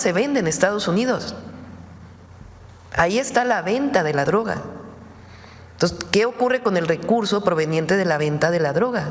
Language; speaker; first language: Spanish; native; Spanish